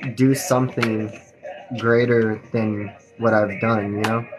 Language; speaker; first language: English; native; English